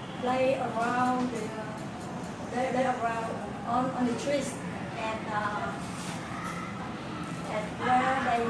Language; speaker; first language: English; non-native, learner; Vietnamese